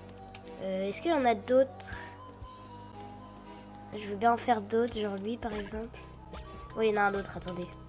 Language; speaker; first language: French; native; French